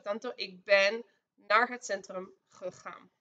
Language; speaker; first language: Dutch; non-native, fluent; Spanish